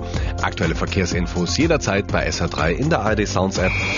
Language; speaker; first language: German; native; German